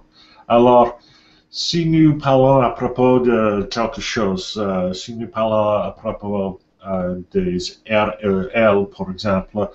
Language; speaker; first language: French; non-native, learner; English